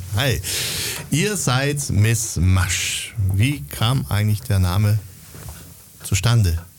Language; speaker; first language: German; native; German